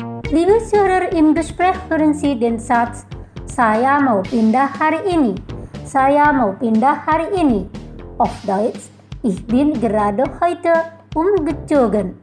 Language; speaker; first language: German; non-native, fluent; Indonesian